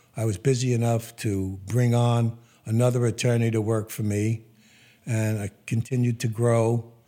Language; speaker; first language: English; native; English